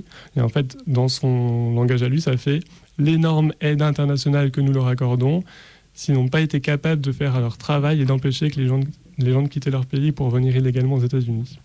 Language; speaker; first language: French; native; French